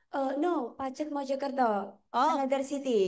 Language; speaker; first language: English; non-native, fluent; Indonesian